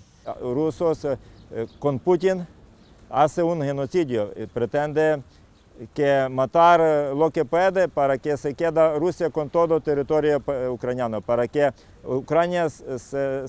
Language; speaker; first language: Spanish; non-native, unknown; Ukrainian